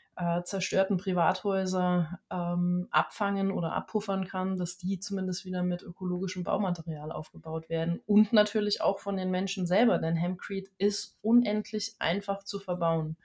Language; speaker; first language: German; native; German